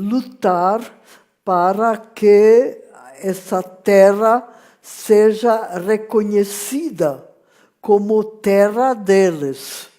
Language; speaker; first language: Portuguese; non-native, fluent; French